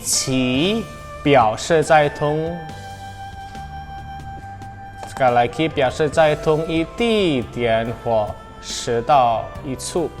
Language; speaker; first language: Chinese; non-native, fluent; Indonesian